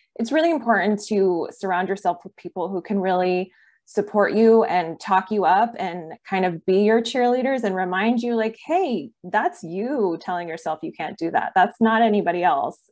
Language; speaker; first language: English; native; English